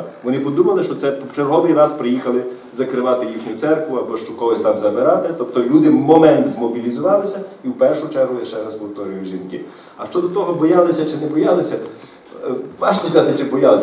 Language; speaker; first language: Ukrainian; native; Ukrainian